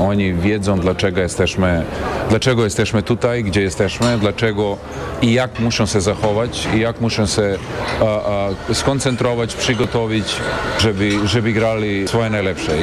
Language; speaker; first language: Polish; non-native, fluent; Serbian